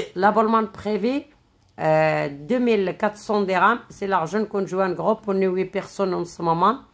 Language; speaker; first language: French; non-native, local second language; Arabic